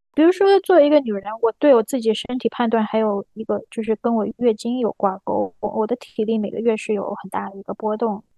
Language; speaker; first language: Chinese; native; Chinese